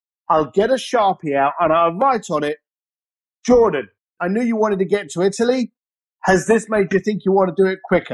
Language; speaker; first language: English; native; English